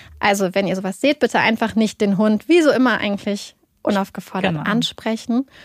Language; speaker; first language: German; native; German